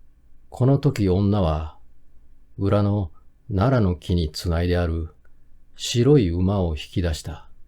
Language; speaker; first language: Japanese; native; Japanese